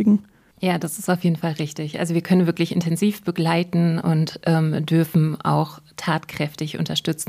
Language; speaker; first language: German; native; German